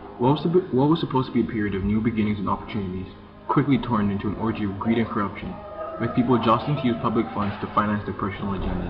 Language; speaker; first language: English; early bilingual, other home language; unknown